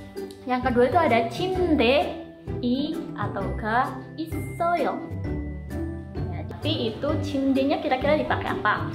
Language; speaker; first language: Indonesian; native; Indonesian